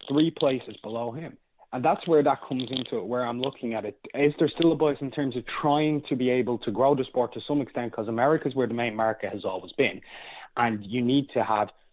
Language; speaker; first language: English; native; English